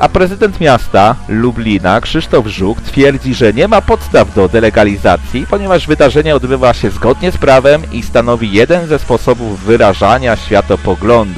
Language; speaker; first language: Polish; native; Polish